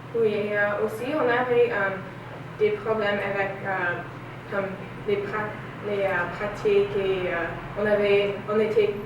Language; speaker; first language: French; non-native, learner; English